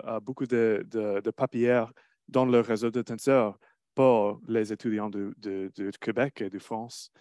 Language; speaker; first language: French; non-native, learner; English